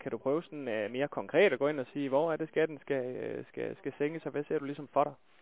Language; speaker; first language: Danish; native; Danish